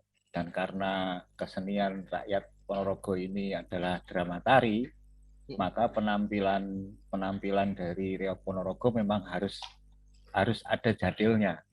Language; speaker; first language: Indonesian; native; Indonesian